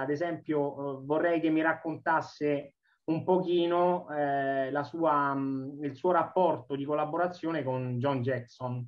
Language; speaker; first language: Italian; native; Italian